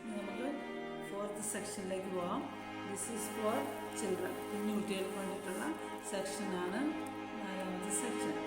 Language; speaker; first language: Malayalam; native; Malayalam